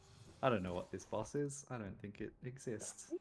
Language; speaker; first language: English; native; English